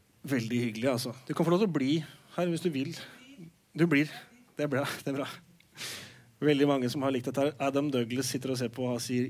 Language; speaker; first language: Norwegian; native; Norwegian